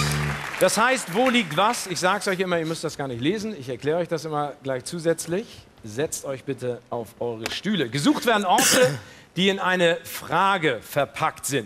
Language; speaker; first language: German; native; German